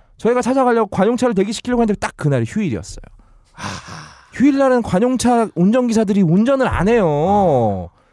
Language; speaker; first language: Korean; native; Korean